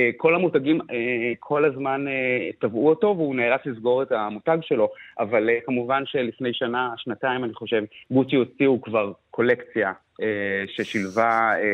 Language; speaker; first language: Hebrew; native; Hebrew